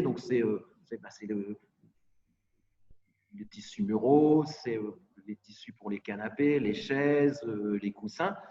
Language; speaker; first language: French; native; French